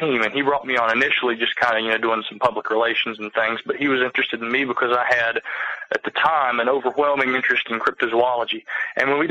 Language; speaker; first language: English; native; English